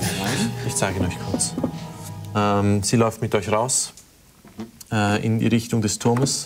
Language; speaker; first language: German; native; German